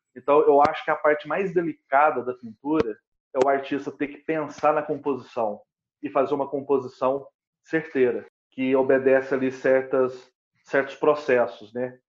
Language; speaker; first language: Portuguese; native; Portuguese